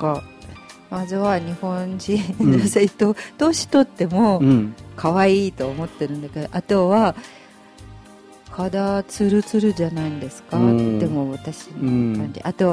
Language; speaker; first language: Japanese; non-native, fluent; Russian